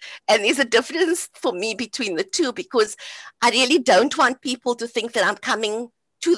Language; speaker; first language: English; native; English